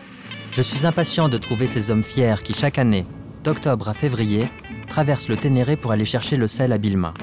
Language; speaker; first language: French; native; French